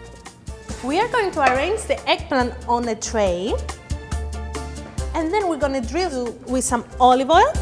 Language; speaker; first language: English; non-native, fluent; Greek